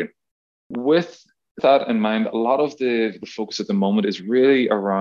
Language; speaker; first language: English; native; English